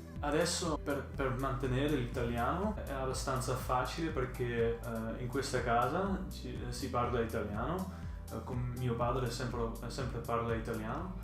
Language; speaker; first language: Italian; early bilingual, heritage; Dutch